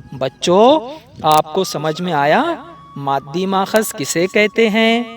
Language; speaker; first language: Urdu; native; Urdu